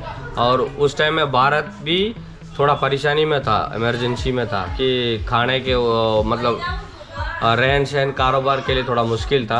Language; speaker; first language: Hindi; non-native, local second language; Tamil